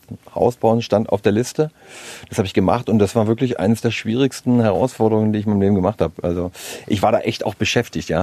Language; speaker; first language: German; native; German